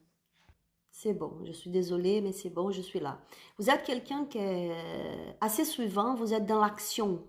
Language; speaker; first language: French; non-native, learner; Spanish